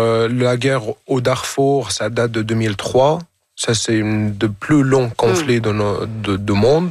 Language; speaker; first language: French; non-native, fluent; Arabic